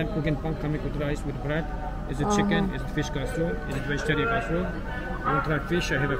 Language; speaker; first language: English; non-native, learner; Turkish